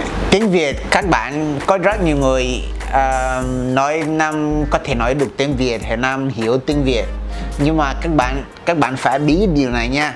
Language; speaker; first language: Vietnamese; non-native, fluent; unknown